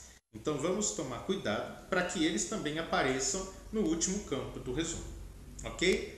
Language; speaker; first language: Portuguese; native; Portuguese